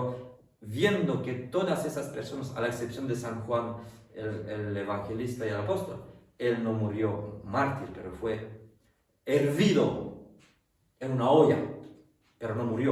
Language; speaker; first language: Spanish; non-native, fluent; French